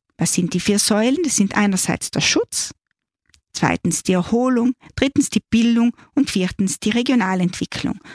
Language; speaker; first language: German; native; German